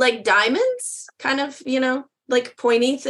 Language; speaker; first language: English; native; English